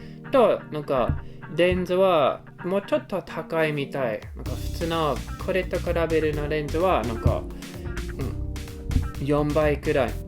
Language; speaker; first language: Japanese; non-native, learner; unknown